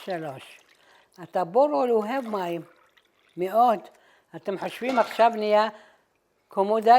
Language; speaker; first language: Hebrew; non-native, fluent; Arabic